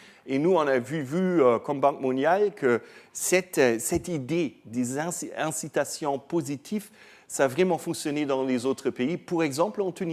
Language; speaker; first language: French; non-native, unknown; German